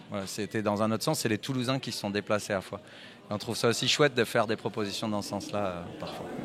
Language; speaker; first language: French; native; French